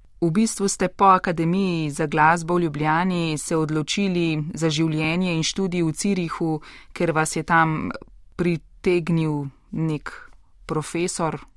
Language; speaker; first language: Slovenian; native; Slovenian